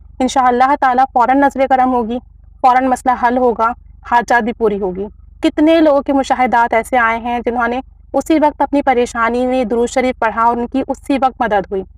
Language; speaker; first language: Urdu; native; Urdu